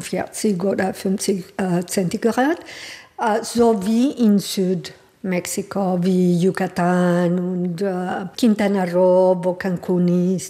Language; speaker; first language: German; non-native, learner; Spanish